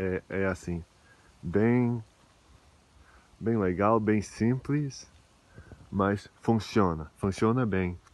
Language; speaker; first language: Portuguese; non-native, fluent; English